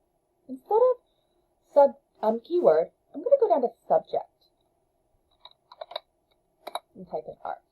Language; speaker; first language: English; native; English